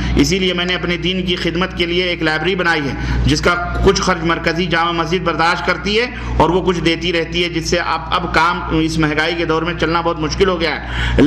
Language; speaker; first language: Urdu; native; Urdu